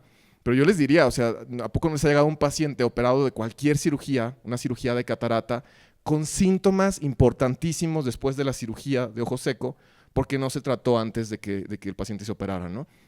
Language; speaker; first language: Spanish; native; Spanish